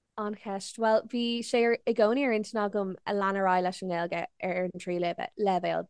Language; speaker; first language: Irish; non-native, local second language; English